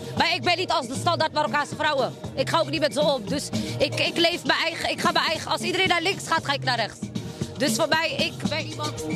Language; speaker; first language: Dutch; early bilingual, other home language; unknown